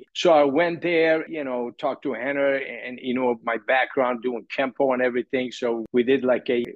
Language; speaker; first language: English; early bilingual, other home language; Persian